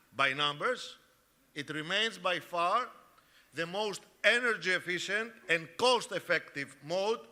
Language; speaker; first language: English; non-native, fluent; Greek